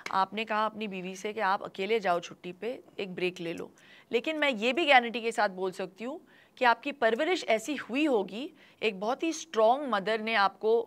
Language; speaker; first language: Hindi; non-native, local second language; Tulu